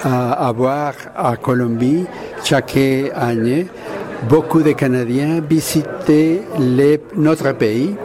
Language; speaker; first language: French; non-native, learner; Spanish